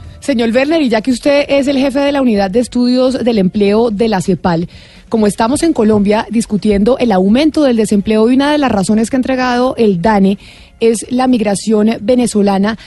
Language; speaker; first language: Spanish; native; Spanish